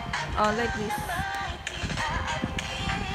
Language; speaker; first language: English; non-native, local second language; Filipino